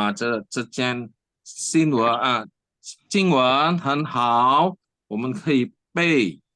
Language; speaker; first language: Chinese; non-native, learner; Indonesian